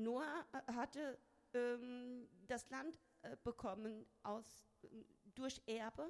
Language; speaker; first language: German; non-native, fluent; Spanish